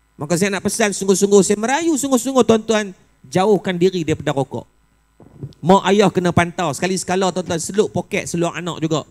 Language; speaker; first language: Malay; native; Malay